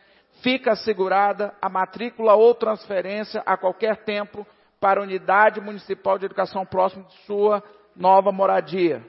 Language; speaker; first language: Portuguese; native; Portuguese